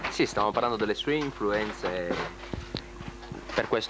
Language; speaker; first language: Italian; native; Italian